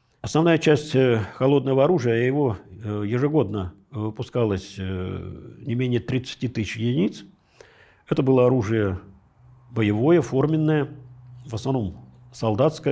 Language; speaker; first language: Russian; native; Russian